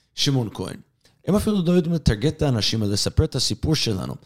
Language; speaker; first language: Hebrew; non-native, fluent; English